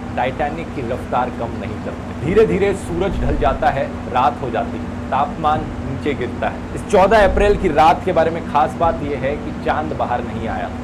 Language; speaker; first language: Hindi; native; Hindi